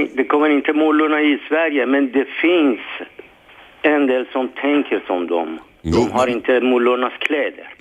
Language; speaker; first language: Swedish; non-native, fluent; Persian